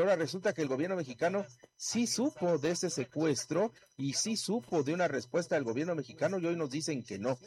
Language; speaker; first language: Spanish; native; Spanish